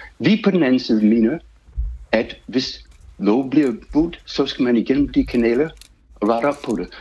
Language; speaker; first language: Danish; non-native, fluent; English